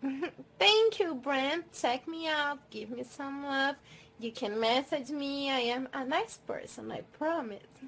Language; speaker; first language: English; non-native, fluent; Portuguese